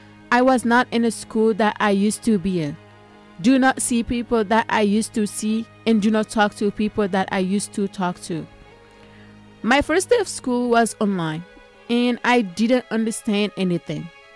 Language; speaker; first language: English; non-native, fluent; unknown